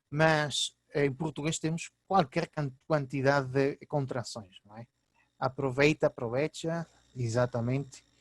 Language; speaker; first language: Portuguese; early bilingual, heritage; Portuguese